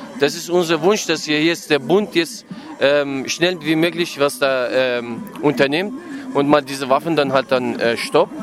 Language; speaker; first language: German; non-native, fluent; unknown